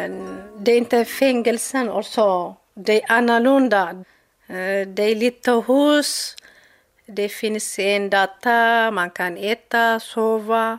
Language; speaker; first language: Swedish; non-native, learner; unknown